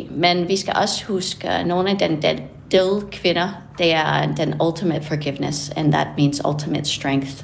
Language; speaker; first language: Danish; non-native, fluent; English